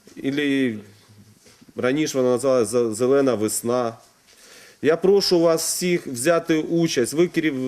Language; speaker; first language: Ukrainian; non-native, local second language; Russian